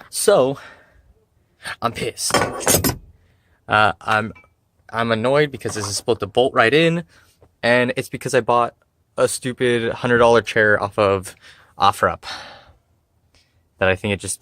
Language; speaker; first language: English; native; English